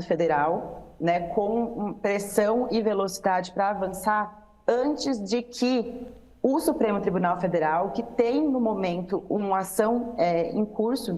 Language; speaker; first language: Portuguese; native; Portuguese